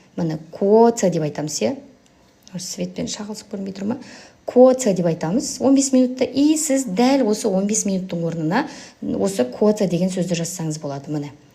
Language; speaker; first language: Kazakh; native; Kazakh